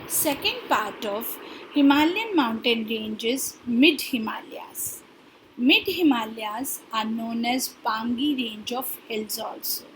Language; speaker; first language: English; non-native, local second language; Punjabi